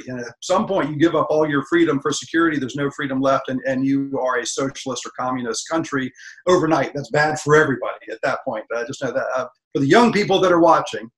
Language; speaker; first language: English; native; English